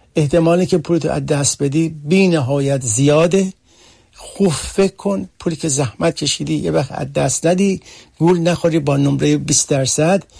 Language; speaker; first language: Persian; early bilingual, heritage; Persian